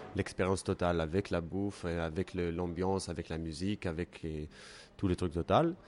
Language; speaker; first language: French; non-native, fluent; Hebrew